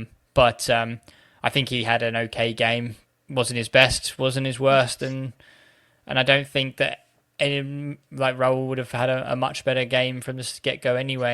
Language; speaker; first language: English; native; English